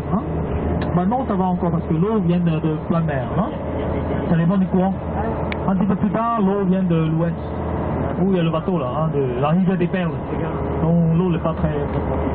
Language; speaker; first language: French; non-native, fluent; Cantonese